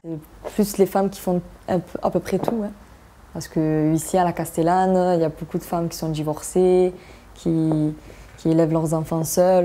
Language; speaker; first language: French; native; French